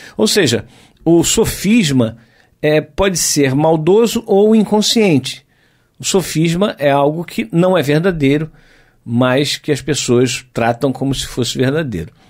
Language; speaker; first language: Portuguese; native; Portuguese